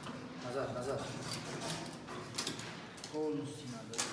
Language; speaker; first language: Russian; non-native, learner; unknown